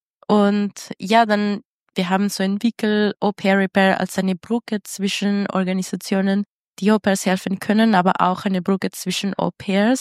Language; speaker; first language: German; non-native, fluent; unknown